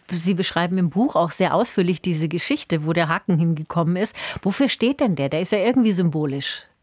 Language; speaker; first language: German; native; German